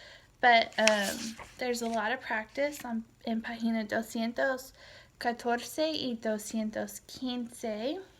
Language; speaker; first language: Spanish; non-native, learner; English